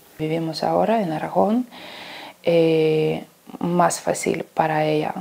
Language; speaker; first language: Spanish; non-native, learner; Ukrainian